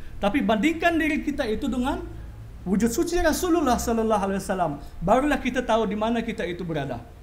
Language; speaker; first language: Malay; native; Malay